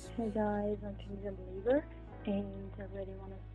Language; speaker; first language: English; non-native, fluent; Arabic